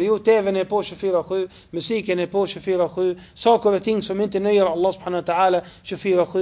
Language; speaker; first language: Swedish; non-native, fluent; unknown